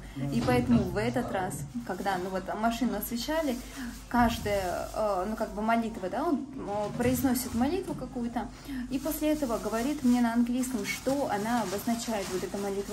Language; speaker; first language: Russian; native; Russian